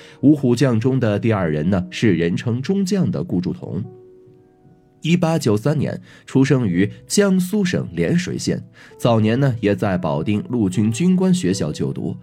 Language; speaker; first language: Chinese; native; Chinese